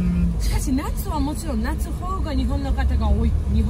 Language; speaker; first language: Japanese; non-native, learner; Russian